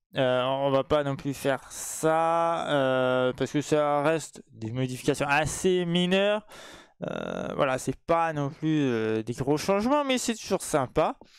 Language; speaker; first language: French; native; French